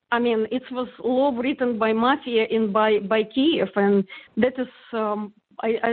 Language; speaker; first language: English; non-native, fluent; Russian